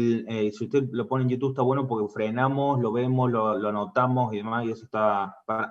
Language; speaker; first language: Spanish; native; Spanish